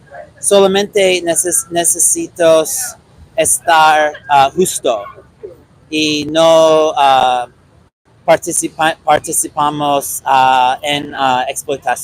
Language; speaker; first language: Spanish; non-native, learner; English